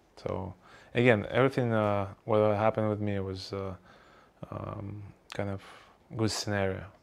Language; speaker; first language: English; non-native, learner; Russian